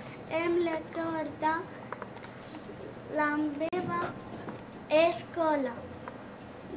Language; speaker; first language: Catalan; early bilingual, other home language; Arabic